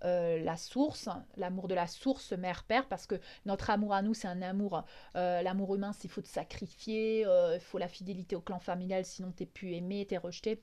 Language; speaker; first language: French; native; French